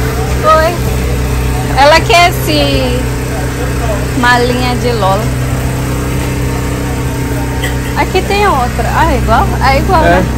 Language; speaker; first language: Portuguese; non-native, learner; Filipino